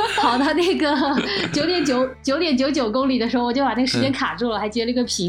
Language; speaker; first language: Chinese; native; Chinese